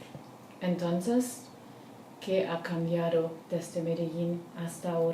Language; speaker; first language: Spanish; non-native, learner; German